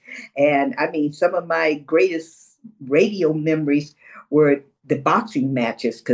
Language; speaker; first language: English; native; English